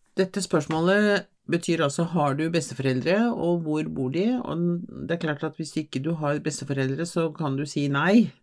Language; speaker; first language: Norwegian; non-native, fluent; Spanish